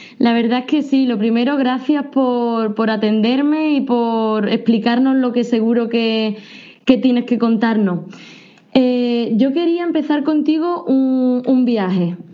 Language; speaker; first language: Spanish; native; Spanish